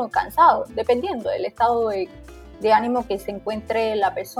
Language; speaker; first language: Spanish; native; Spanish